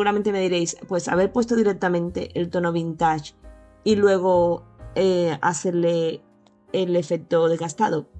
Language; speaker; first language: Spanish; native; Spanish